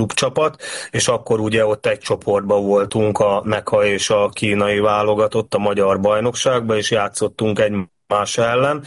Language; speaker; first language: Hungarian; native; Hungarian